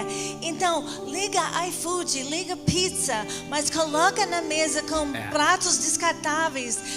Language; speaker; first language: Portuguese; non-native, fluent; English